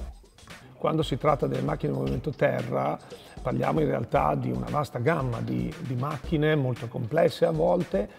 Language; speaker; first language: Italian; native; Italian